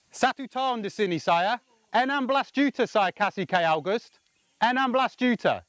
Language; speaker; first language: Indonesian; non-native, learner; English